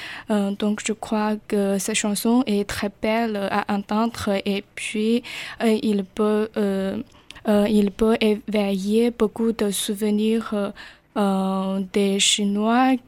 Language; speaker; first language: French; non-native, learner; Chinese